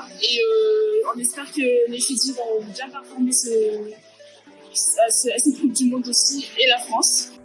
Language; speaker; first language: French; early bilingual, other home language; Fijian